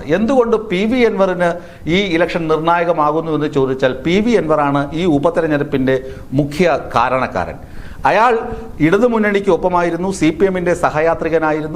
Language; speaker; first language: Malayalam; native; Malayalam